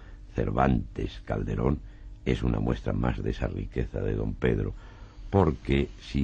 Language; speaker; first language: Spanish; native; Spanish